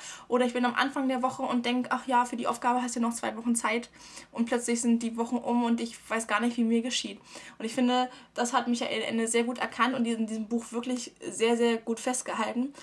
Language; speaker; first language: German; native; German